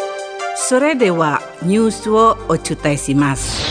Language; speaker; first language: Japanese; non-native, fluent; Indonesian